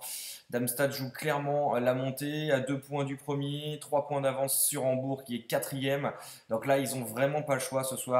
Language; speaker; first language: French; native; French